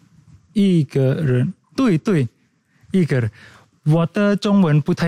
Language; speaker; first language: Chinese; non-native, learner; Thai